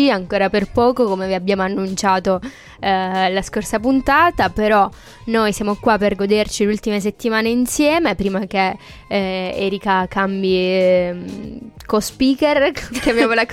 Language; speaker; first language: Italian; native; Italian